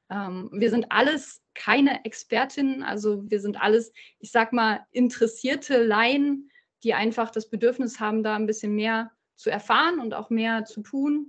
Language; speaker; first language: German; native; German